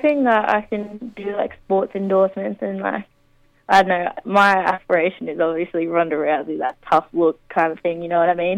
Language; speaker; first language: English; native; English